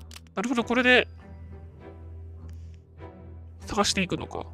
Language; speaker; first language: Japanese; native; Japanese